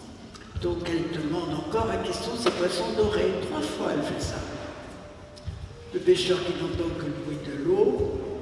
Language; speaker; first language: French; native; French